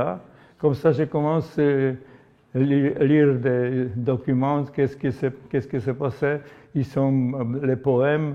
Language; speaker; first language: French; non-native, learner; Polish